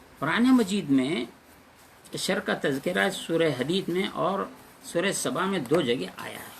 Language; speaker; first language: Urdu; native; Urdu